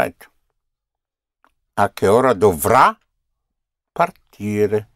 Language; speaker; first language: Italian; non-native, fluent; English